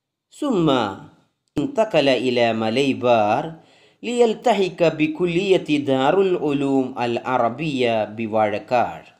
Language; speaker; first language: Arabic; non-native, fluent; Malayalam